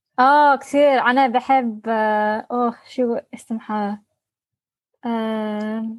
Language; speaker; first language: Arabic; native; Arabic